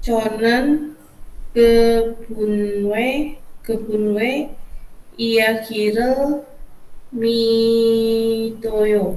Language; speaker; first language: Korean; non-native, learner; Indonesian